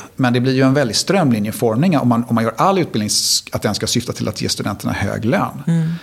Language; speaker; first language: Swedish; native; Swedish